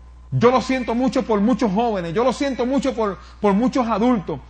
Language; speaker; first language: Spanish; native; Spanish